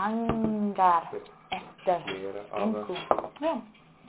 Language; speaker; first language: Icelandic; non-native, learner; English